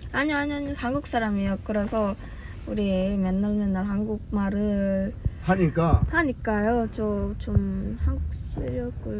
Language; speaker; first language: Korean; non-native, fluent; Filipino